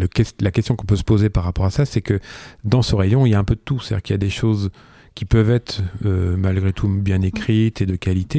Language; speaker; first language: French; native; French